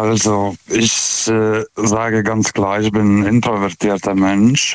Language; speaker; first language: German; non-native, fluent; Lithuanian